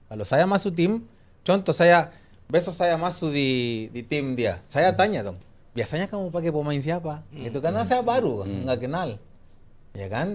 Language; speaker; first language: Indonesian; non-native, fluent; Spanish